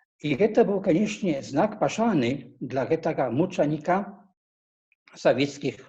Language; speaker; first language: Polish; non-native, learner; Belarusian